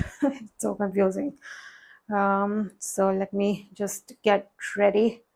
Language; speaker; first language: English; non-native, local second language; Hindi